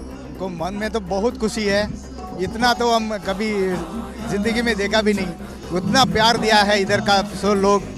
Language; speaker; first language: Hindi; non-native, local second language; Tamil